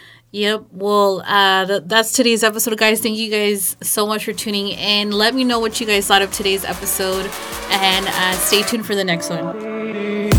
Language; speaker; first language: English; early bilingual, other home language; Spanish